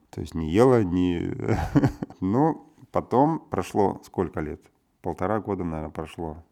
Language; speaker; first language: Russian; native; Russian